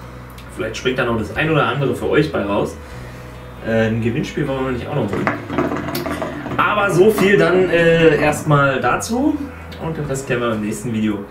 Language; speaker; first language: German; native; German